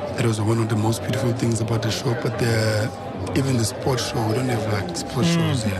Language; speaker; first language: English; non-native, local second language; Xhosa